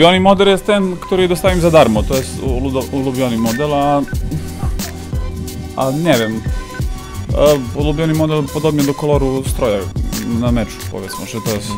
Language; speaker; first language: Polish; non-native, learner; Serbian